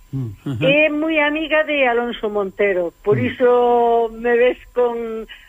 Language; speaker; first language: Galician; native; Galician